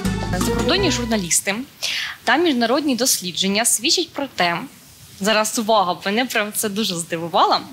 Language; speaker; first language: Ukrainian; native; Ukrainian